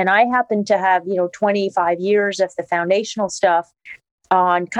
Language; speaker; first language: English; non-native, fluent; French